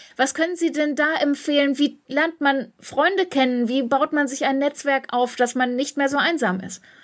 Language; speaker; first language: German; native; German